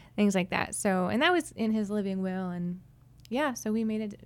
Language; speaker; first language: English; native; English